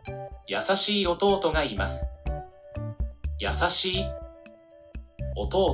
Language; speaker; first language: Japanese; non-native, learner; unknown